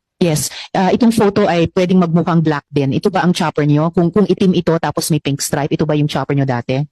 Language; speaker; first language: Filipino; native; Filipino